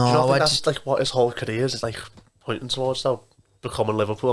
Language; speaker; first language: English; native; English